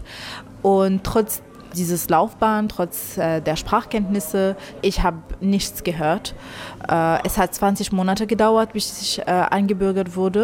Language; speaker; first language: German; non-native, fluent; Arabic